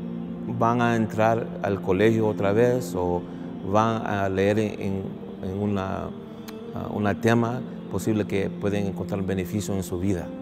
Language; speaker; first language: Spanish; non-native, fluent; English